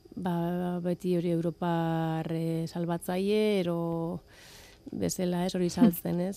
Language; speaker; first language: Basque; native; Basque